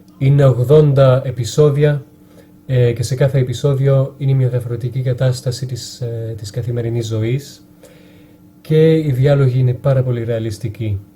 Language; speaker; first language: Greek; non-native, fluent; French